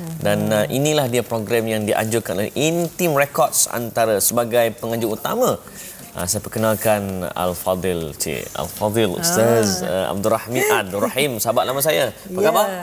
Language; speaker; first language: Malay; native; Malay